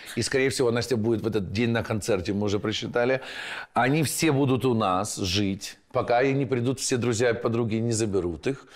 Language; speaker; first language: Russian; native; Russian